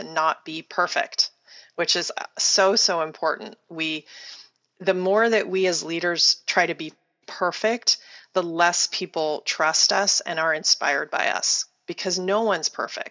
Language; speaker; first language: English; native; English